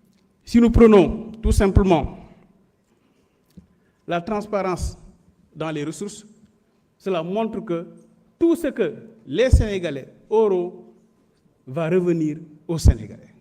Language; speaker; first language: French; non-native, local second language; Wolof